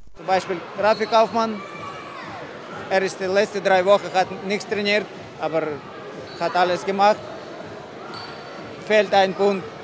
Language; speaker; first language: German; non-native, learner; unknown